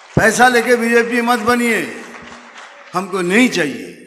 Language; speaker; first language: Hindi; non-native, local second language; Bangla